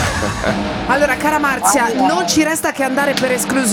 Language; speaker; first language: Italian; native; Italian